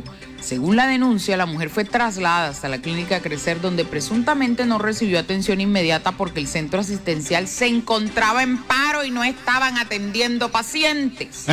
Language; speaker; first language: Spanish; native; Spanish